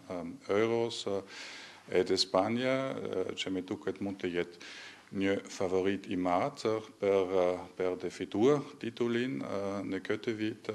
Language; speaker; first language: Albanian; non-native, learner; German